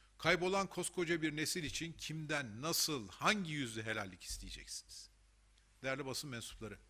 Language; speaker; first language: Turkish; native; Turkish